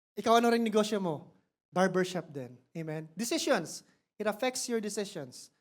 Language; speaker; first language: Filipino; non-native, local second language; Cebuano